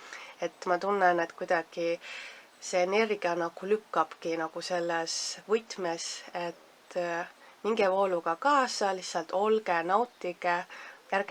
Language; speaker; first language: Estonian; native; Estonian